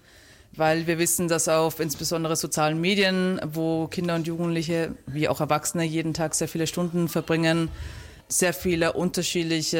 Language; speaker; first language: German; native; German